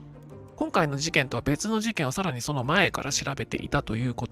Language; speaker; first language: Japanese; native; Japanese